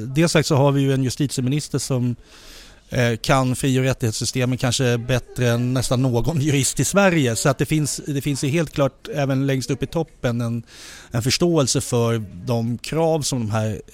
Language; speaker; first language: Swedish; native; Swedish